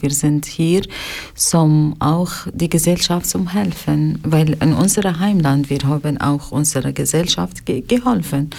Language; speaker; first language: German; non-native, learner; Arabic